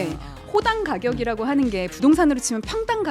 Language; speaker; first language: Korean; native; Korean